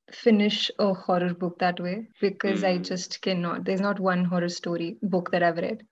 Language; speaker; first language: English; non-native, local second language; Hindi